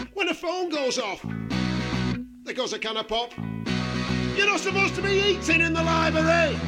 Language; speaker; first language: English; native; English